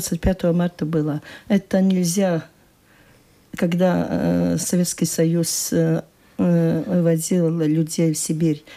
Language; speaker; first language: Russian; non-native, local second language; Latvian